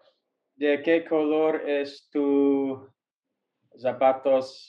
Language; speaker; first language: Spanish; non-native, learner; English